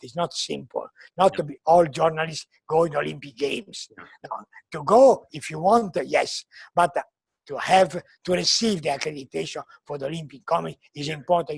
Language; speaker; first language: English; non-native, learner; Italian